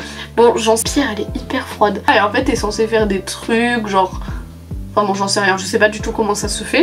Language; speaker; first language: French; native; French